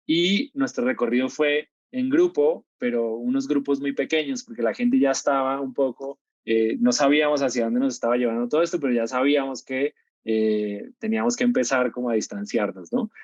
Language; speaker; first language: Spanish; native; Spanish